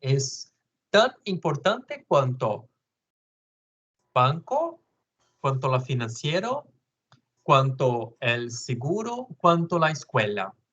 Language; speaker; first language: Spanish; non-native, learner; Portuguese